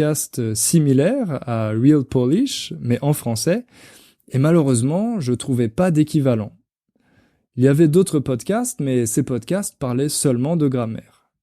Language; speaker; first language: French; native; French